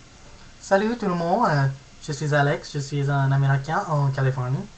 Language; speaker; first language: French; non-native, learner; English